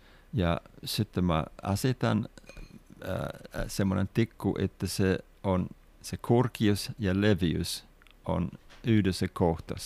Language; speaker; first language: Finnish; non-native, fluent; English